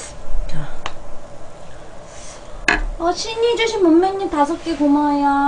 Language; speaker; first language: Korean; native; Korean